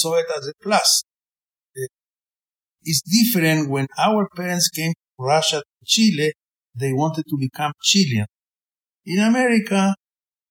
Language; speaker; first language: English; non-native, fluent; Spanish